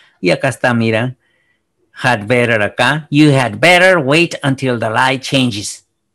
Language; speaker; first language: English; non-native, fluent; Spanish